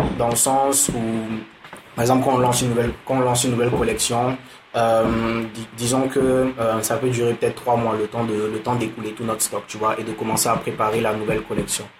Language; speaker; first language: French; non-native, local second language; Dyula